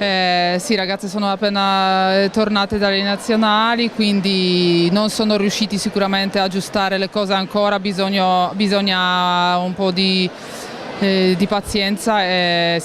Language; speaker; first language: Italian; non-native, fluent; Polish